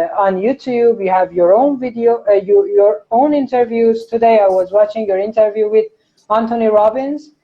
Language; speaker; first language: English; non-native, fluent; Persian